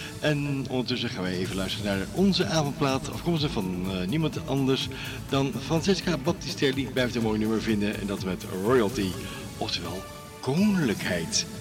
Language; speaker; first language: Dutch; native; Dutch